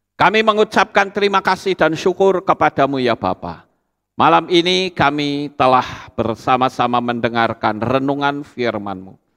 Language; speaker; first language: Indonesian; native; Indonesian